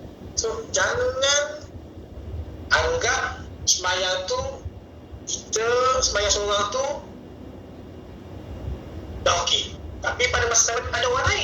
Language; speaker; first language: Malay; native; Malay